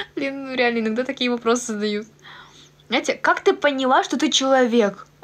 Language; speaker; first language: Russian; native; Russian